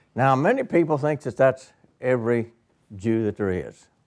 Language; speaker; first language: English; native; English